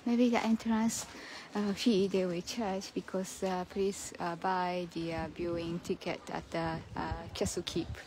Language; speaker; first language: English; non-native, learner; Japanese